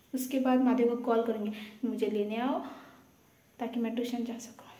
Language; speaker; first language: Hindi; non-native, local second language; Konkani